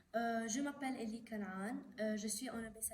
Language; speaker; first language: French; non-native, local second language; Arabic